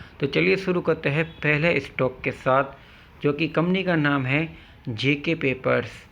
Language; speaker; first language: Hindi; non-native, local second language; Gujarati